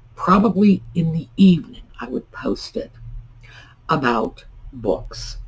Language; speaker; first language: English; native; English